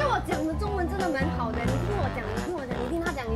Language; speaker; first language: Chinese; native; Chinese